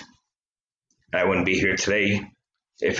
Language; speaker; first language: English; native; English